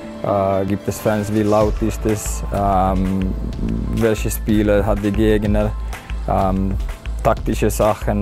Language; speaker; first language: German; non-native, fluent; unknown